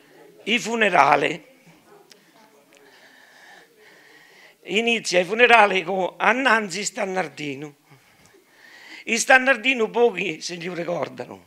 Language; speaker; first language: Italian; native; Italian